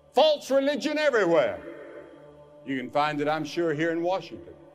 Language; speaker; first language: English; native; English